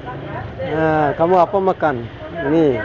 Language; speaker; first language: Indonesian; non-native, learner; Bangla